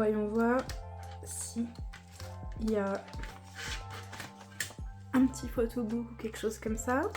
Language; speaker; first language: French; native; French